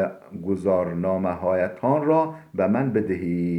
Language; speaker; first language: Persian; non-native, fluent; Turkish